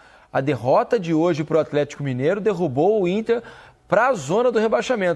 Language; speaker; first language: Portuguese; native; Portuguese